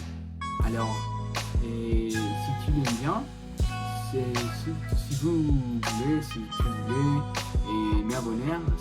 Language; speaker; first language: French; non-native, learner; Spanish